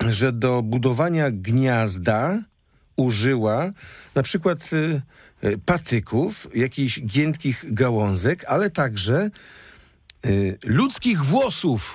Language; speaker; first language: Polish; native; Polish